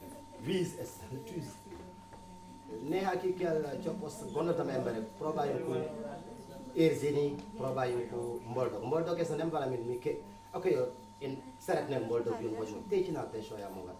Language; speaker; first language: Hungarian; non-native, fluent; Wolof